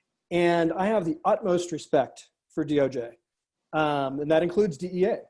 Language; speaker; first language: English; native; English